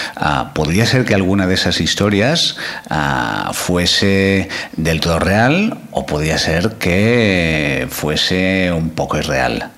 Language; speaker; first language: Spanish; non-native, local second language; Catalan